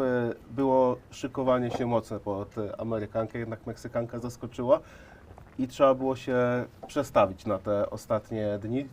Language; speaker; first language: Polish; native; Polish